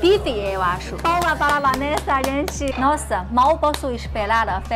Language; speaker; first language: Portuguese; non-native, fluent; Chinese